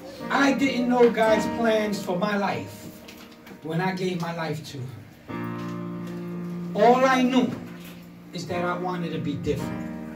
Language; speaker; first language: English; early bilingual, other home language; Spanish